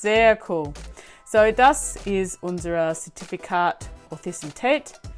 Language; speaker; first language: German; non-native, learner; English